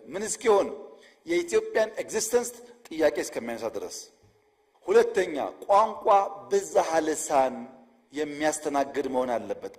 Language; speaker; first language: Amharic; non-native, local second language; Oromo